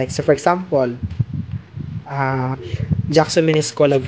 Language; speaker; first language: English; non-native, local second language; Filipino